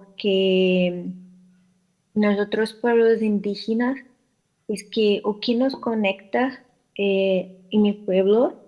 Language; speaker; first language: Spanish; non-native, learner; Portuguese